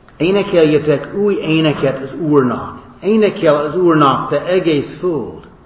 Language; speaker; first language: Hungarian; non-native, fluent; English